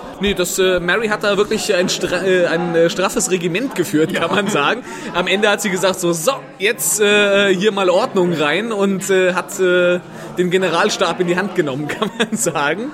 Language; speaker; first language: German; native; German